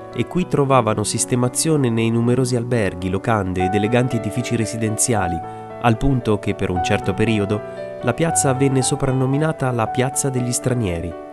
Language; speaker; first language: Italian; native; Italian